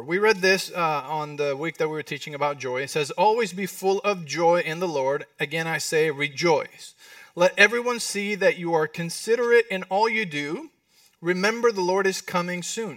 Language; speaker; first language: English; non-native, fluent; Spanish